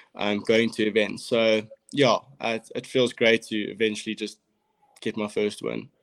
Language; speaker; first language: English; native; English